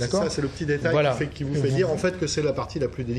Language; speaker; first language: French; native; French